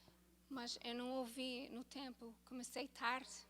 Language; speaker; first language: Portuguese; non-native, learner; English